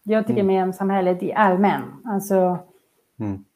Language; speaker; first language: Swedish; non-native, fluent; Spanish